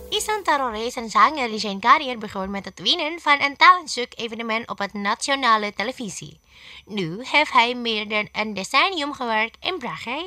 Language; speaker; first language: Dutch; non-native, fluent; Indonesian